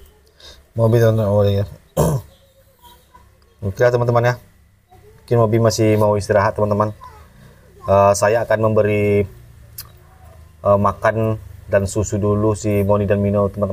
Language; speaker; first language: Indonesian; native; Indonesian